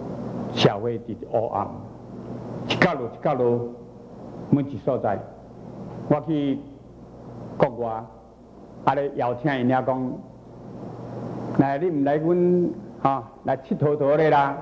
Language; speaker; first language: Chinese; native; Chinese